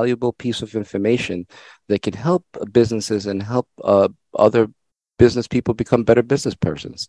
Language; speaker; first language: English; non-native, fluent; Spanish